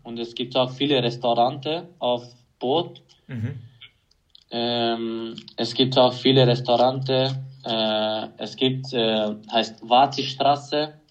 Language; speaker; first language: German; non-native, fluent; Hungarian